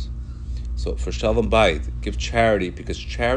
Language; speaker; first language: English; non-native, fluent; Spanish